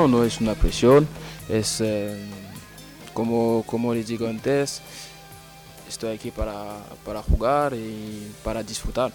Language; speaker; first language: Spanish; non-native, learner; French